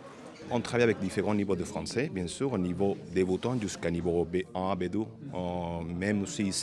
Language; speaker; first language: French; non-native, fluent; Spanish